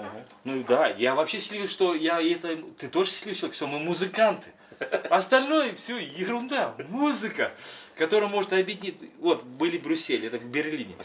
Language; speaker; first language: Russian; non-native, local second language; Kyrgyz